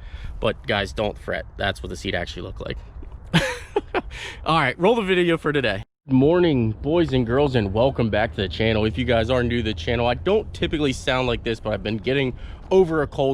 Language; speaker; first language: English; native; English